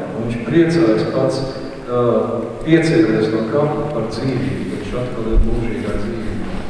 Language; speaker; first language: Latvian; native; Latvian